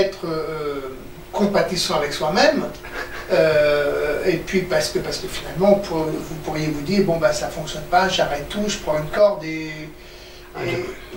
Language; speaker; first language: French; native; French